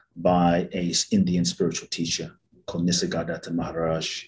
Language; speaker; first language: English; native; English